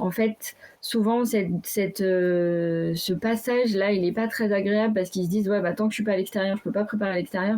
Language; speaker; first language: French; native; French